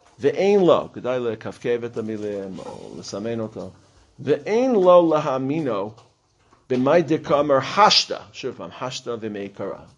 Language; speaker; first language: Hebrew; non-native, fluent; English